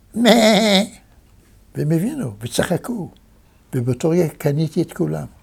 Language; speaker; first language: Hebrew; native; Hebrew